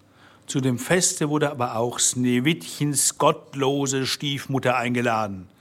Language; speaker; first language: German; native; German